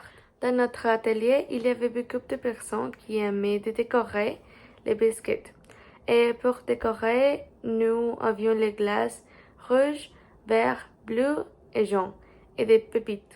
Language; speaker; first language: French; non-native, learner; Spanish